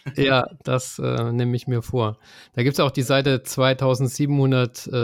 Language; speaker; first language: German; native; German